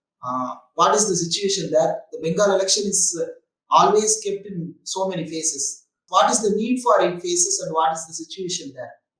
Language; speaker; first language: English; non-native, local second language; Tamil